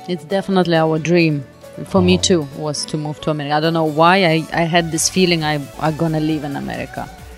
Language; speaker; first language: English; non-native, fluent; Russian